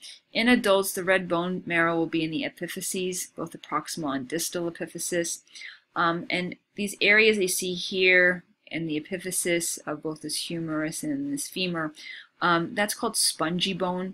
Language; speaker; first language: English; native; English